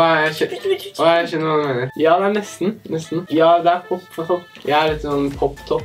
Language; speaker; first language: Norwegian; native; Norwegian